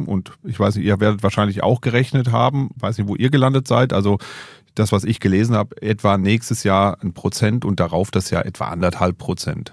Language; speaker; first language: German; native; German